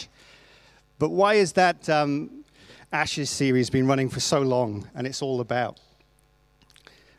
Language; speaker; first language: English; native; English